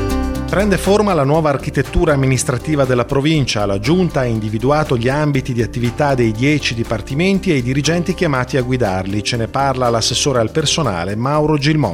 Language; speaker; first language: Italian; native; Italian